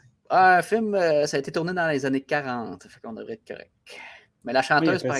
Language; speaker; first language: French; native; French